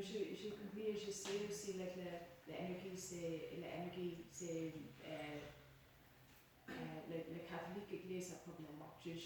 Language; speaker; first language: French; non-native, learner; English